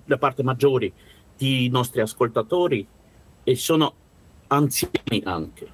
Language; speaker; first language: Italian; non-native, learner; Russian